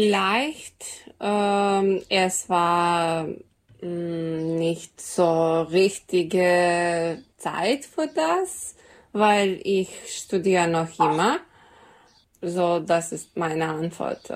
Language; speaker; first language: German; non-native, learner; Serbian